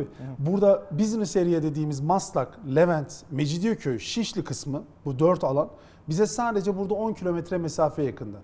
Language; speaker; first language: Turkish; native; Turkish